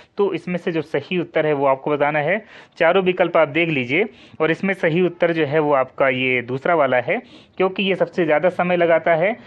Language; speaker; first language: Hindi; native; Hindi